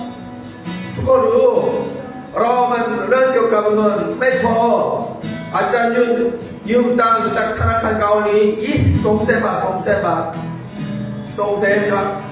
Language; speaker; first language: Thai; non-native, fluent; Korean